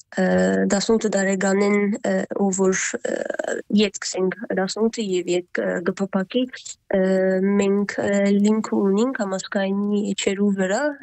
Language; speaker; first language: Armenian; early bilingual, heritage; Armenian